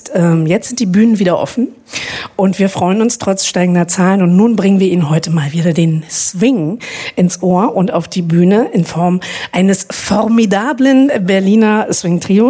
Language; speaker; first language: German; native; German